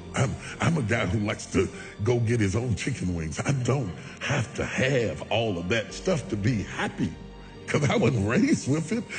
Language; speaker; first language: English; native; English